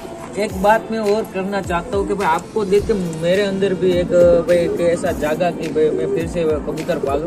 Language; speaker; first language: Hindi; non-native, local second language; Gujarati